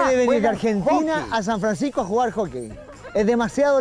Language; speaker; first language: Spanish; native; Spanish